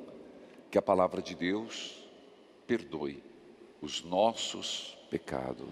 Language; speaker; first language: Portuguese; native; Portuguese